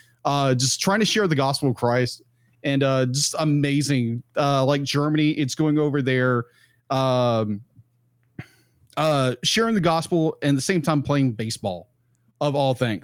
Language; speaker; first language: English; native; English